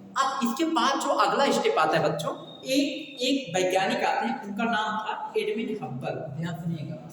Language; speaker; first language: Hindi; native; Hindi